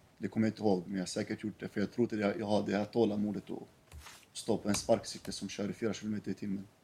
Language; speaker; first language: Swedish; early bilingual, other home language; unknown